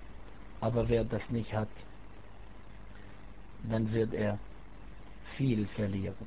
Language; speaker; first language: German; non-native, fluent; Arabic